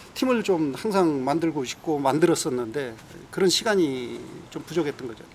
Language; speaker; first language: Korean; native; Korean